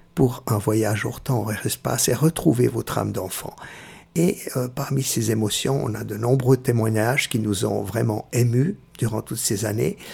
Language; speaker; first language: French; native; French